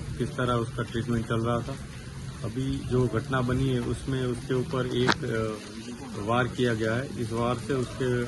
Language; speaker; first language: Hindi; non-native, local second language; Gujarati